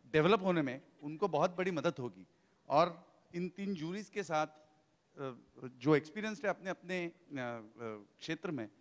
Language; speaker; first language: Hindi; native; Hindi